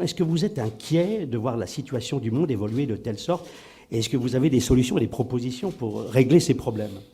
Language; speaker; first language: French; native; French